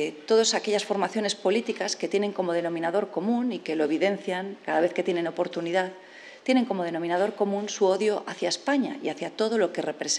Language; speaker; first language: Spanish; native; Spanish